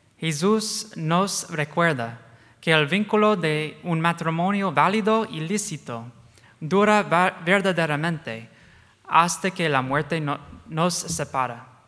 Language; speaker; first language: Spanish; non-native, fluent; English